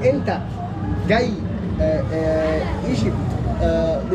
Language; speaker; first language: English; non-native, learner; Arabic